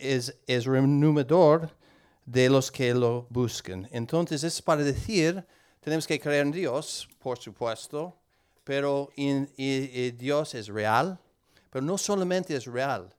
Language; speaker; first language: Spanish; non-native, learner; English